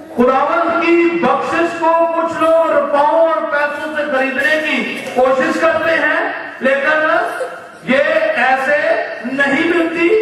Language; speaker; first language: Urdu; non-native, local second language; Punjabi